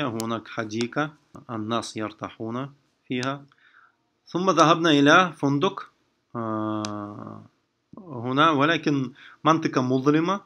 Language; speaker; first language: Arabic; non-native, fluent; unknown